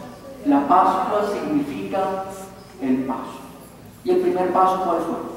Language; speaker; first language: Spanish; native; Spanish